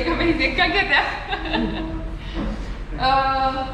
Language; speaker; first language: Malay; non-native, fluent; English